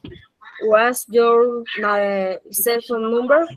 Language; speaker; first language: English; non-native, learner; Spanish